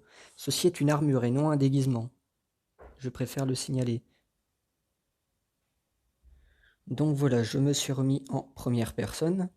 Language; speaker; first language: French; native; French